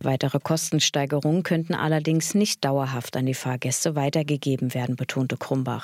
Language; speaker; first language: German; native; German